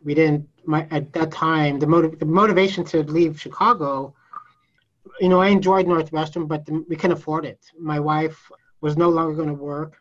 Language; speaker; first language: English; native; English